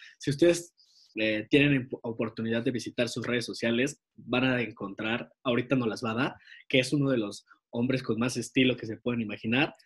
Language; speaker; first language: Spanish; native; Spanish